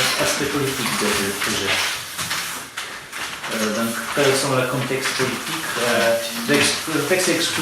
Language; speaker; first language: French; non-native, fluent; Polish